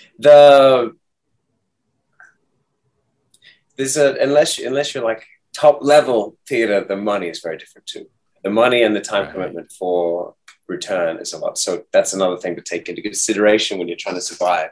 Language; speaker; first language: English; native; English